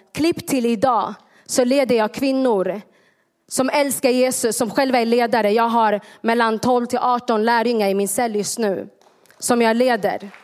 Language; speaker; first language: Swedish; early bilingual, other home language; Tigrinya